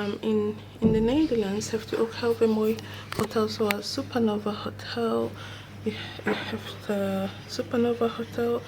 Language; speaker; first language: Dutch; non-native, learner; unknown